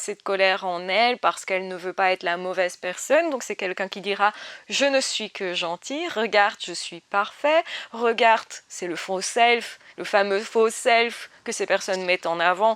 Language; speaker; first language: French; native; French